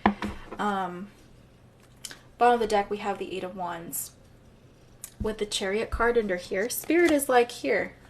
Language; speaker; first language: English; native; English